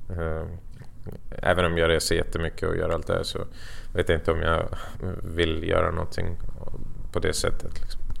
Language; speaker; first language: Swedish; early bilingual, other home language; Persian